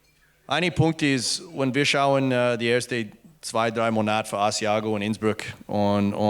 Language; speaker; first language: German; non-native, learner; English